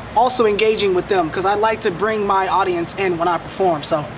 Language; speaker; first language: English; native; English